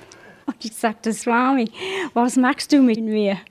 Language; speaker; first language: German; non-native, fluent; English